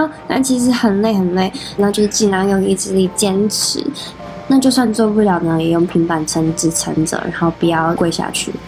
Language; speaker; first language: Chinese; native; Chinese